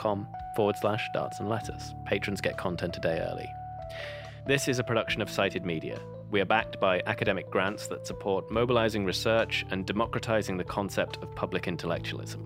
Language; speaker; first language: English; native; English